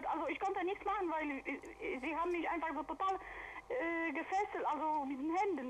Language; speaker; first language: German; non-native, fluent; Polish